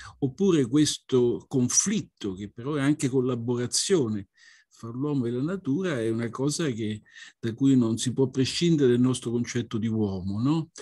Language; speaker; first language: Italian; native; Italian